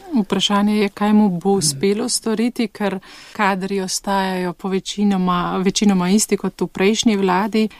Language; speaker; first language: Slovenian; native; Slovenian